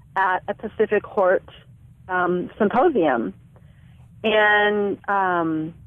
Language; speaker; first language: English; native; English